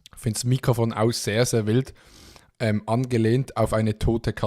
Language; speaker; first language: German; native; German